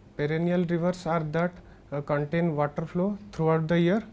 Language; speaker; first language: English; non-native, local second language; Odia